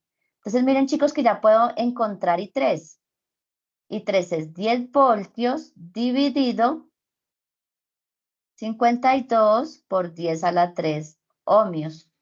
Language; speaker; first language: Spanish; native; Spanish